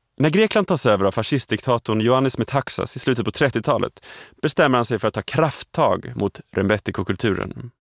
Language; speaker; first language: Swedish; native; Swedish